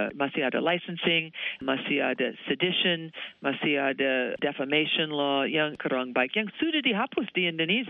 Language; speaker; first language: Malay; non-native, fluent; English